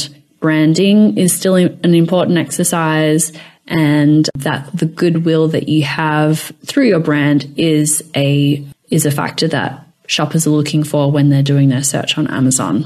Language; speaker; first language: English; native; English